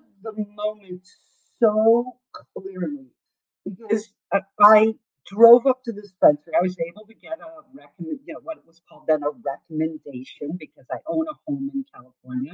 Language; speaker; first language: English; native; English